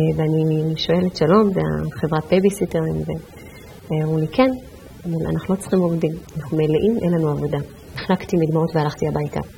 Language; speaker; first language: Hebrew; early bilingual, other home language; Amharic